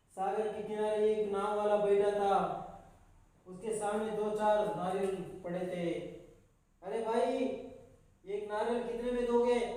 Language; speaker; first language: Hindi; non-native, local second language; Kannada